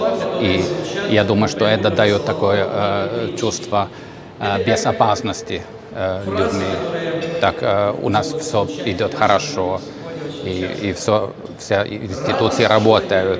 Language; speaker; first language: Russian; non-native, learner; Finnish